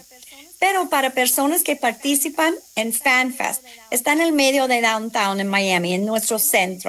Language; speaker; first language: Spanish; non-native, fluent; English